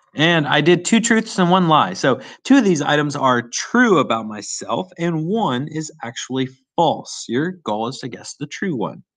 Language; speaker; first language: English; native; English